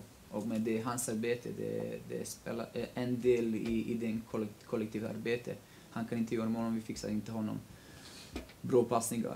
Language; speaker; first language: Swedish; non-native, local second language; Kurdish